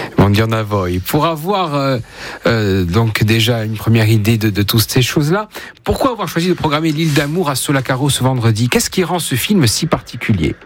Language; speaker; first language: French; native; French